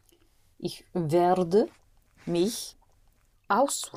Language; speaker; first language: German; non-native, learner; English